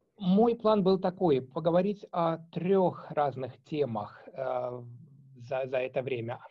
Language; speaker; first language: Russian; native; Russian